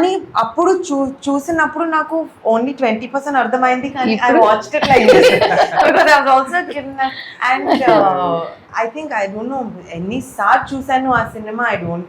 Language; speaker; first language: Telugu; non-native, local second language; Urdu